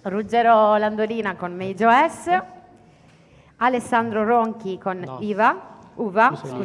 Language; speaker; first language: Italian; native; Italian